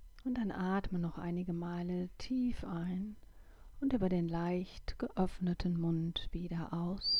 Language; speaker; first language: German; native; German